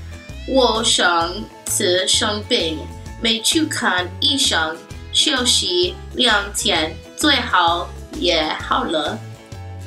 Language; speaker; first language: Chinese; non-native, learner; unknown